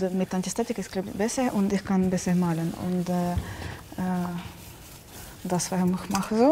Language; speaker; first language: German; non-native, learner; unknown